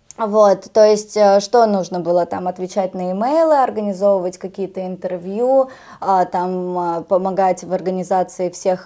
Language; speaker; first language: Russian; native; Russian